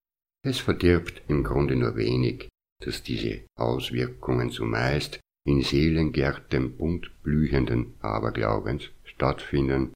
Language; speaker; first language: German; native; German